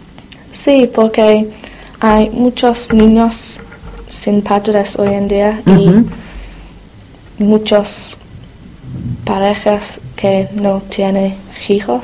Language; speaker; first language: Spanish; non-native, learner; English